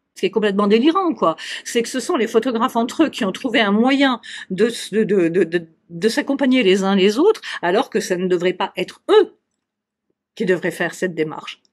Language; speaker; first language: French; native; French